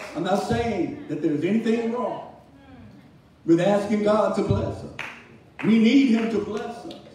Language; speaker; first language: English; native; English